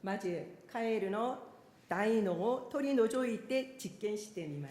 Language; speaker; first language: Japanese; non-native, fluent; Korean